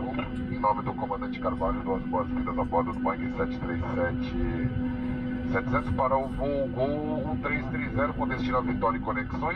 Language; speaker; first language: Portuguese; native; Portuguese